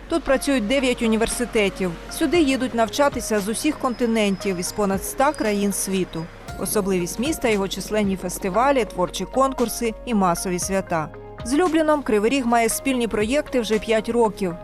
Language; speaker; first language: Ukrainian; native; Ukrainian